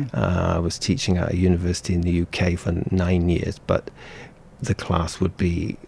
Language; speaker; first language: English; native; English